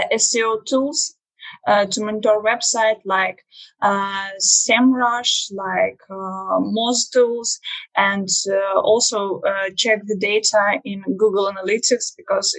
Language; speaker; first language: English; non-native, learner; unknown